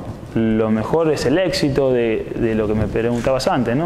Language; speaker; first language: Spanish; native; Spanish